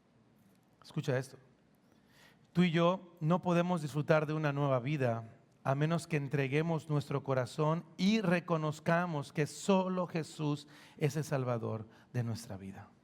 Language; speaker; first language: Spanish; native; Spanish